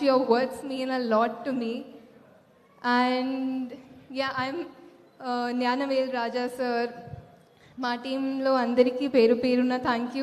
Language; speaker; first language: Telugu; non-native, fluent; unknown